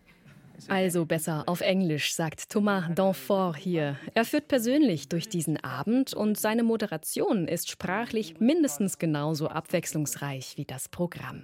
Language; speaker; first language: German; native; German